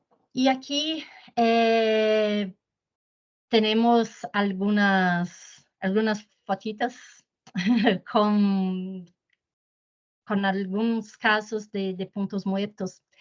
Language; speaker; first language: Spanish; non-native, fluent; Portuguese